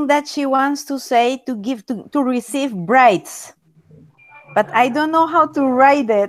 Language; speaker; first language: English; non-native, fluent; Spanish